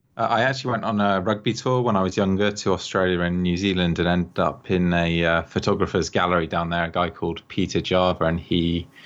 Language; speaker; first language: English; native; English